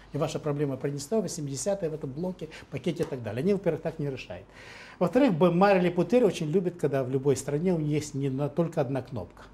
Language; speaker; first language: Russian; native; Russian